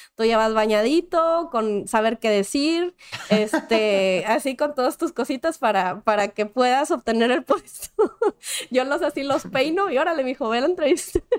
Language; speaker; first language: Spanish; native; Spanish